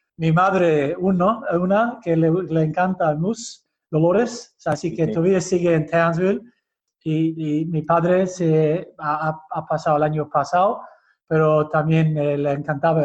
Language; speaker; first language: Spanish; early bilingual, heritage; Basque